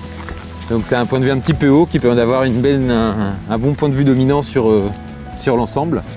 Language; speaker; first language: French; native; French